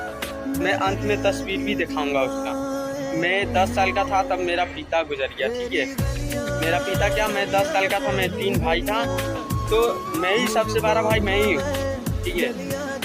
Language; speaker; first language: Hindi; non-native, fluent; Bangla